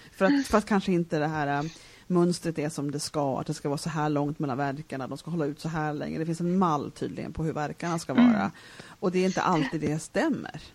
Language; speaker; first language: Swedish; native; Swedish